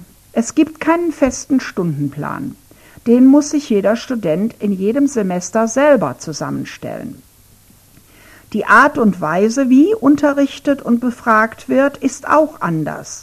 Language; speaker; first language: German; non-native, fluent; Ukrainian